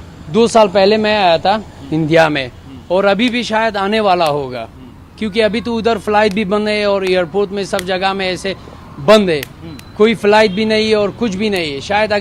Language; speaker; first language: Hindi; non-native, fluent; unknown